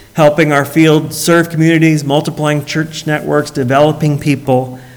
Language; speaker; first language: English; native; English